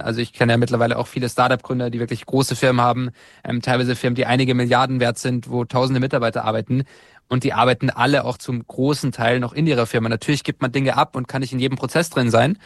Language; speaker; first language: German; native; German